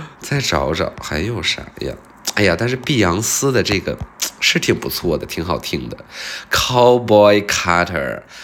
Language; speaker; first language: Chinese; native; Chinese